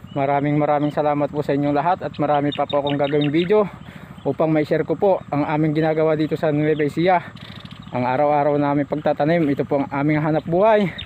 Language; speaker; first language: Filipino; non-native, local second language; Iloko